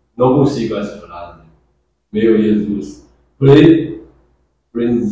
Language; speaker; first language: Portuguese; non-native, fluent; Chinese